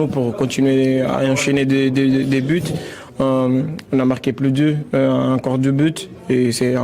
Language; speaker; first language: French; non-native, fluent; Portuguese